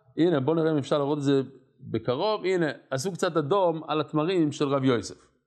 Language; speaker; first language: Hebrew; non-native, fluent; English